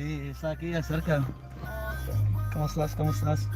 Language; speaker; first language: Spanish; early bilingual, heritage; English